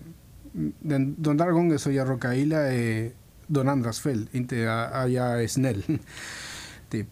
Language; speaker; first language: Swedish; non-native, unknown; Spanish